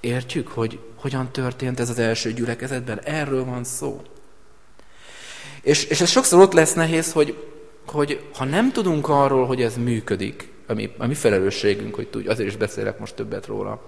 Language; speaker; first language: Hungarian; native; Hungarian